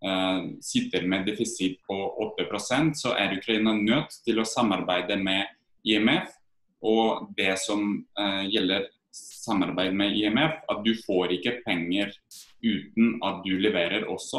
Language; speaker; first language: Norwegian; non-native, fluent; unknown